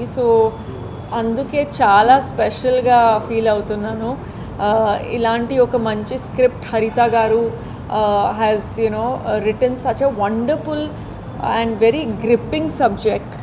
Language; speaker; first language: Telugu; non-native, fluent; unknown